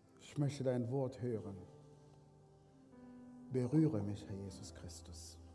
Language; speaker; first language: German; non-native, fluent; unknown